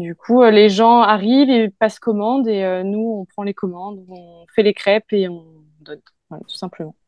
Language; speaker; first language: French; native; French